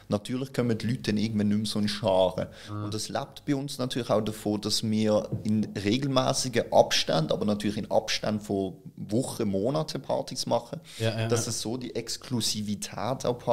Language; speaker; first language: German; native; German